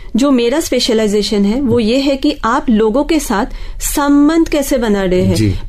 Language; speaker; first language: Hindi; non-native, local second language; Bangla